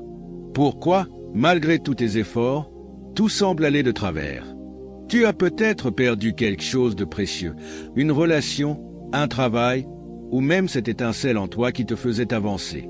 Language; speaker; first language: French; native; French